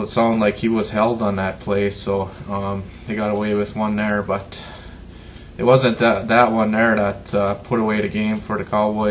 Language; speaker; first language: English; native; English